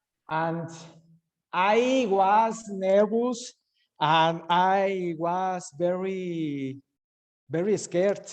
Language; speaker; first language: English; non-native, learner; Spanish